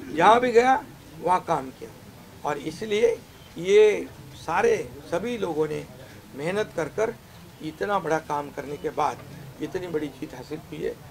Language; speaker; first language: Hindi; non-native, local second language; Marathi